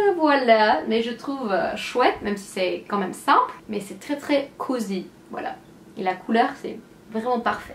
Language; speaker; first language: French; non-native, fluent; English